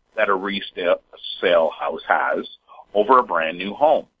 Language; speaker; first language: English; native; English